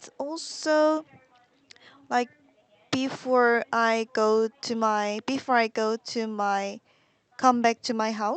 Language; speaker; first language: English; non-native, learner; Korean